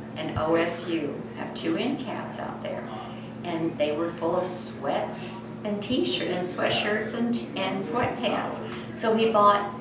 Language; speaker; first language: English; native; English